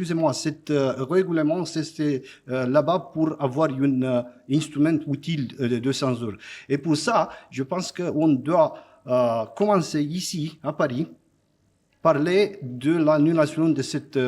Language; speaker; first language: French; non-native, fluent; Romanian